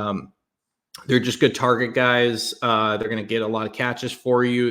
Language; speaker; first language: English; native; English